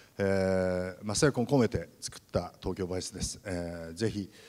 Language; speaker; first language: Japanese; native; Japanese